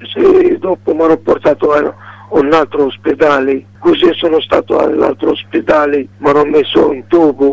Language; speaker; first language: Italian; non-native, learner; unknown